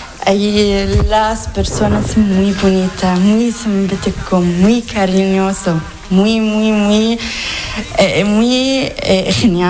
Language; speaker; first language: Spanish; non-native, learner; Arabic